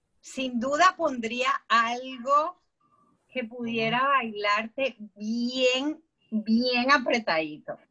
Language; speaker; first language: Spanish; native; Spanish